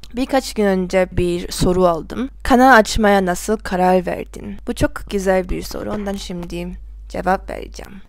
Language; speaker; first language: Turkish; non-native, learner; Korean